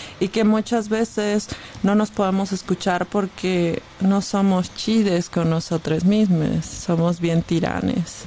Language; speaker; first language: Spanish; native; Spanish